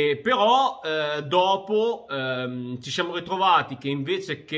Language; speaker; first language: Italian; native; Italian